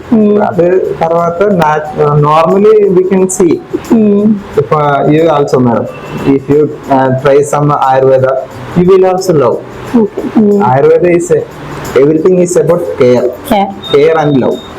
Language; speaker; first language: Telugu; non-native, learner; Malayalam